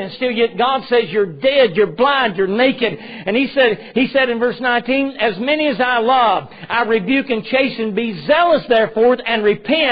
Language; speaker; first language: English; native; English